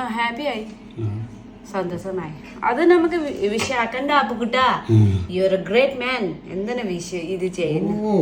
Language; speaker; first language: Malayalam; non-native, learner; Nepali